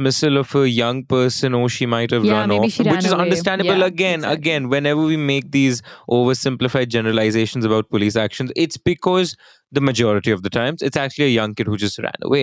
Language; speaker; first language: English; non-native, local second language; Hindi